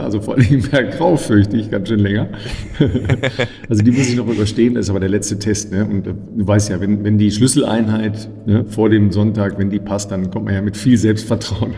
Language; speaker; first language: German; native; German